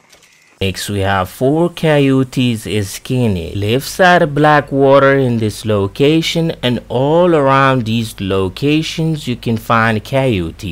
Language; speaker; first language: English; non-native, fluent; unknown